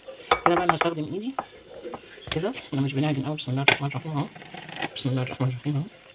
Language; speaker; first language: Arabic; native; Arabic